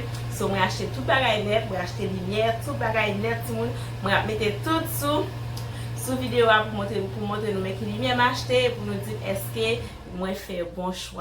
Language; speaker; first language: French; non-native, learner; Haitian Creole